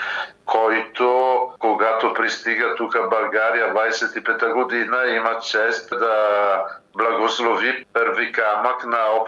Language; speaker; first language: Bulgarian; non-native, fluent; Italian